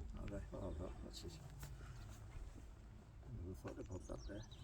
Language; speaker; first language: English; native; English